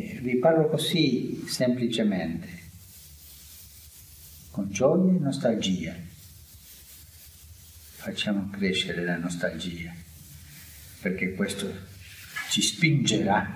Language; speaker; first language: Italian; non-native, fluent; Spanish